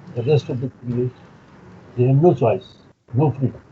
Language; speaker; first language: English; non-native, local second language; Urdu